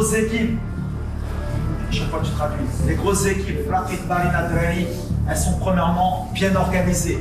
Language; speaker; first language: French; native; French